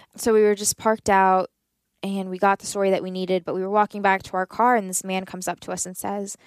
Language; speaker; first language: English; native; English